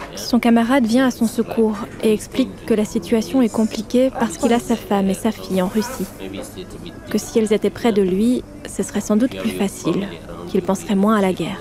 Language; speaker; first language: French; native; French